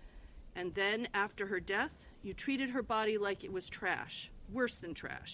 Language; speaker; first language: English; native; English